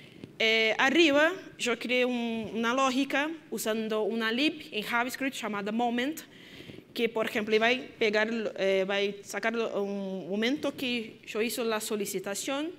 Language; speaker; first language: Spanish; non-native, fluent; Portuguese